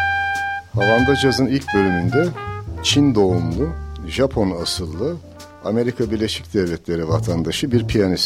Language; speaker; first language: Turkish; native; Turkish